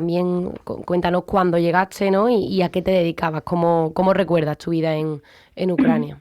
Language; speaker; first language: Spanish; native; Spanish